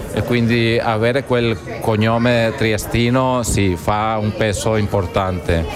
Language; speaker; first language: Italian; non-native, fluent; Spanish